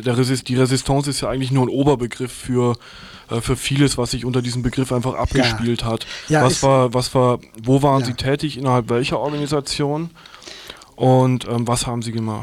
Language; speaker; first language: German; native; German